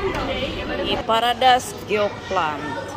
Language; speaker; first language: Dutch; non-native, learner; Indonesian